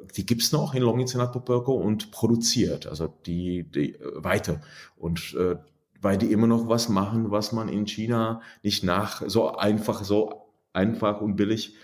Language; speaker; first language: German; non-native, fluent; Czech